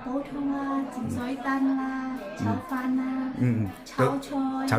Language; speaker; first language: Cantonese; non-native, learner; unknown